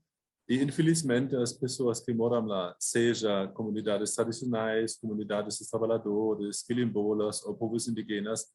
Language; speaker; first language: Portuguese; non-native, fluent; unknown